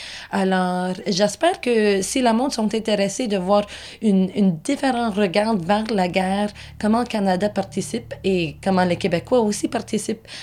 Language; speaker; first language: French; non-native, local second language; English